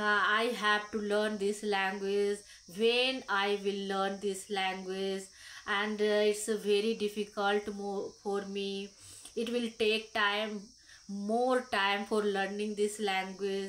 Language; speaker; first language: English; non-native, local second language; Hindi